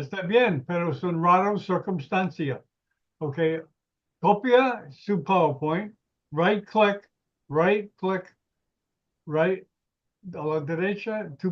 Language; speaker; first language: Spanish; non-native, learner; English